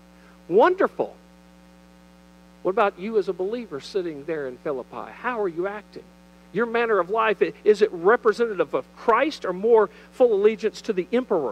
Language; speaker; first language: English; native; English